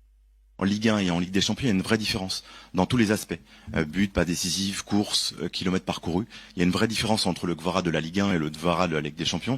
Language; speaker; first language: French; native; French